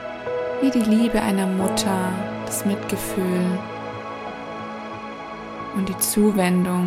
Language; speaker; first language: German; native; German